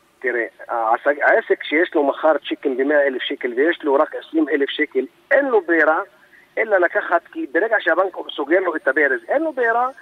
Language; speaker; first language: Hebrew; non-native, local second language; Arabic